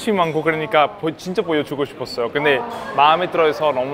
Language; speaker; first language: Korean; non-native, fluent; Italian